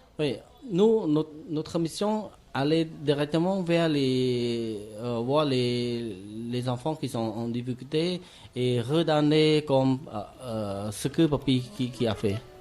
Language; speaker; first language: French; non-native, learner; Khmer